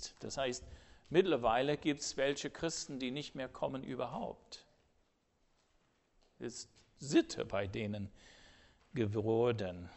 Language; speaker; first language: German; non-native, fluent; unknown